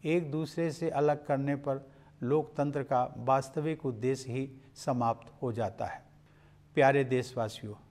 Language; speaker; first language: Hindi; native; Hindi